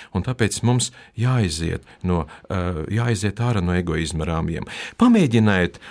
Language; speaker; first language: Latvian; non-native, local second language; Russian